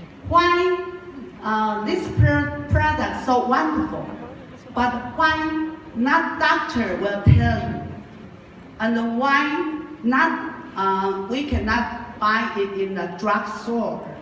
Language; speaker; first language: English; non-native, learner; Japanese